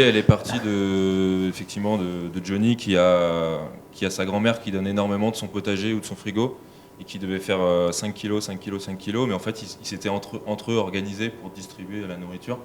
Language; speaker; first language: French; native; French